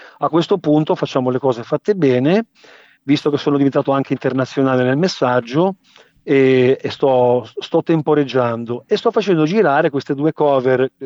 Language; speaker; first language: Italian; native; Italian